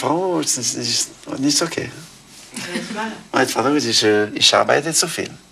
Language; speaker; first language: German; non-native, learner; French